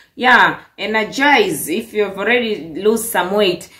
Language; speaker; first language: English; non-native, local second language; Swahili